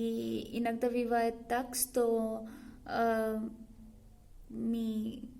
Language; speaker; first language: Russian; non-native, learner; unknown